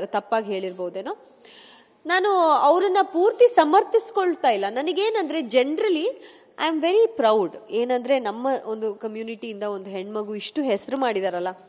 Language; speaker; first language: Kannada; non-native, local second language; Kodava